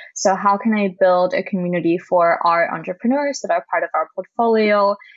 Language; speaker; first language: English; non-native, fluent; German